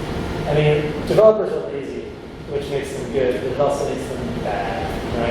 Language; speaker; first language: English; native; English